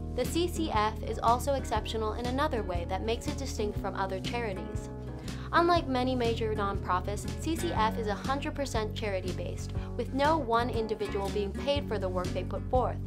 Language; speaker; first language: English; native; English